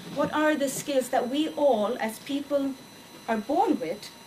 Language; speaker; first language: English; non-native, fluent; Swedish